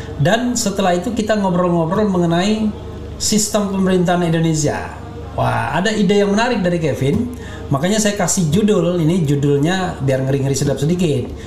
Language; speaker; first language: Indonesian; native; Indonesian